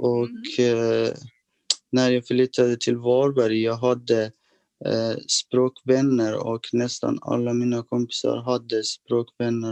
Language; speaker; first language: Swedish; non-native, fluent; Persian